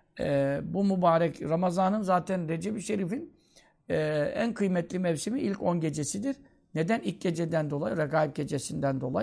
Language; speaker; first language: Turkish; native; Turkish